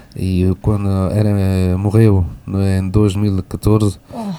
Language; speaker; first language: Portuguese; non-native, fluent; French